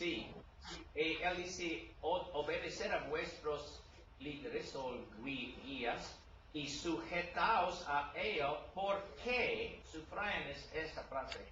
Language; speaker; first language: Spanish; non-native, learner; English